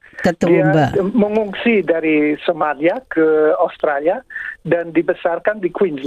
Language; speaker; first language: Indonesian; non-native, fluent; English